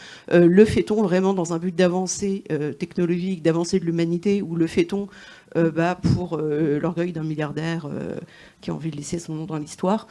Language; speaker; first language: French; native; French